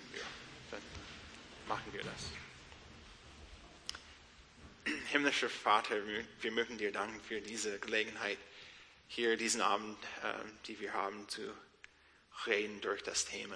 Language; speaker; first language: German; non-native, learner; English